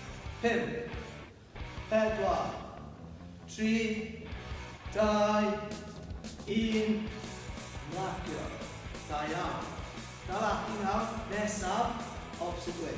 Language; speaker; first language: Welsh; non-native, local second language; English